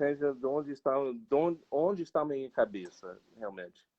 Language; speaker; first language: Portuguese; non-native, fluent; English